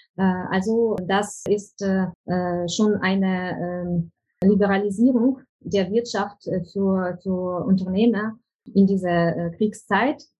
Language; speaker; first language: German; non-native, fluent; Ukrainian